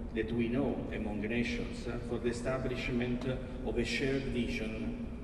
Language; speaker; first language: English; non-native, fluent; Italian